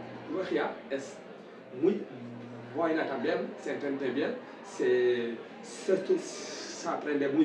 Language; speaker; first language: Spanish; non-native, learner; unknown